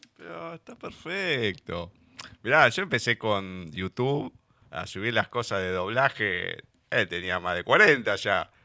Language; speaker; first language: Spanish; native; Spanish